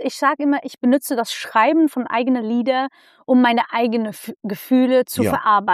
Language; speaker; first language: German; non-native, fluent; Dutch